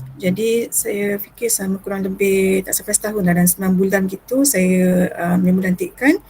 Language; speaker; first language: Malay; native; Malay